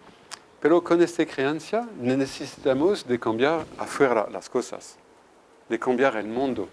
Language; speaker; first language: Spanish; non-native, fluent; French